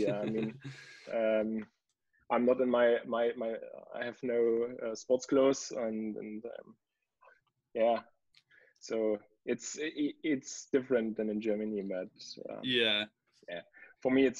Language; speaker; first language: English; non-native, fluent; German